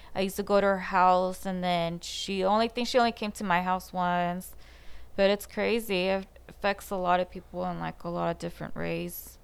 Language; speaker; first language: English; native; English